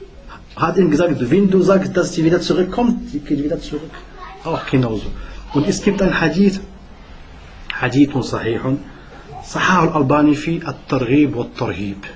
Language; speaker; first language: German; non-native, learner; Arabic